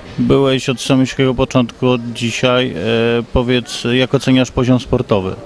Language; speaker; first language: Polish; native; Polish